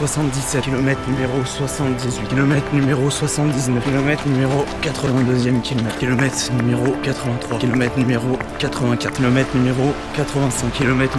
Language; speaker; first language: French; native; French